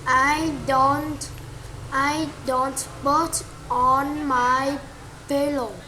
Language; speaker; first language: English; non-native, learner; Vietnamese